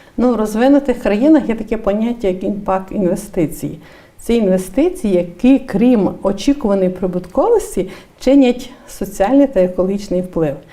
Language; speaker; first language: Ukrainian; native; Ukrainian